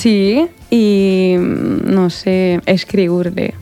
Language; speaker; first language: Catalan; non-native, learner; French